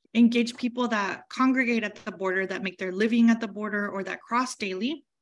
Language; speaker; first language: English; early bilingual, other home language; Spanish